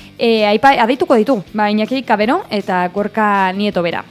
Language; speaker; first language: Basque; native; Basque